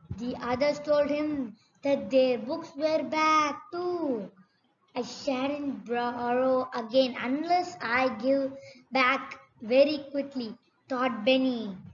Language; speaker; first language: English; non-native, local second language; Tamil